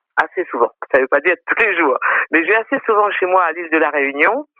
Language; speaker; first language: French; non-native, local second language; Réunion Creole French